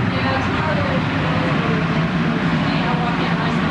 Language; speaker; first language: English; native; English